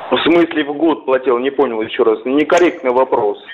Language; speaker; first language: Russian; native; Russian